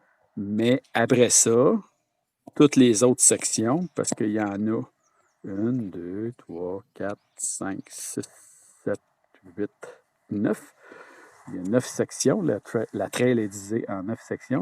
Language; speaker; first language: French; native; French